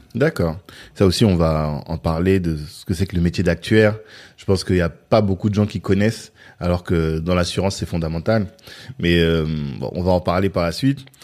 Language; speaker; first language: French; native; French